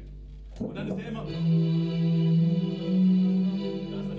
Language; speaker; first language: German; native; German